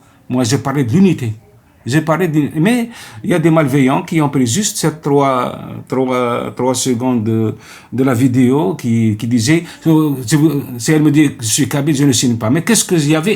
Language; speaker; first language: French; non-native, local second language; Arabic